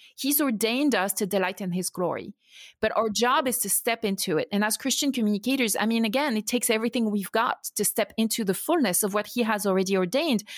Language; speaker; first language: English; non-native, fluent; French